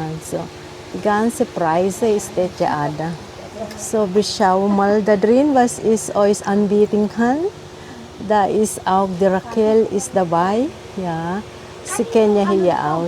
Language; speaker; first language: German; non-native, learner; Filipino